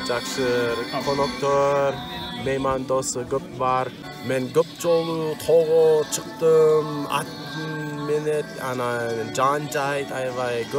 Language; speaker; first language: Kyrgyz; non-native, learner; English